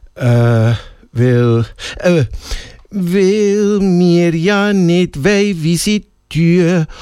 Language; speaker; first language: German; native; German